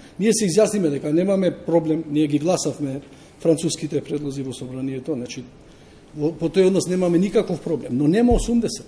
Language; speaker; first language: Macedonian; non-native, local second language; Albanian